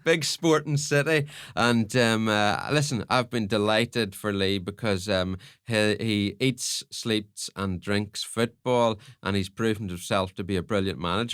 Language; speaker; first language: English; native; English